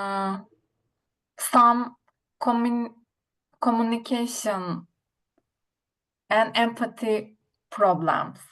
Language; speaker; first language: English; non-native, learner; Turkish